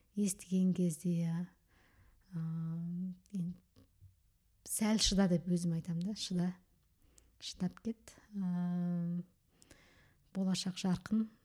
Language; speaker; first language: Kazakh; early bilingual, heritage; Kazakh